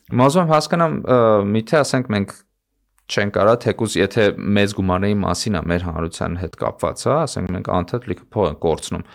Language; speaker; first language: Armenian; native; Armenian